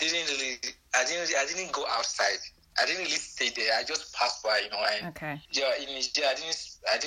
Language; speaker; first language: English; non-native, local second language; Bini